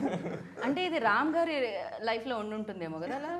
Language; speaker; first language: Telugu; native; Telugu